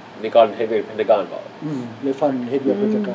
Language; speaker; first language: English; non-native, learner; Lao